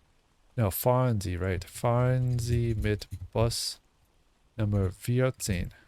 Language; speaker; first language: German; non-native, learner; English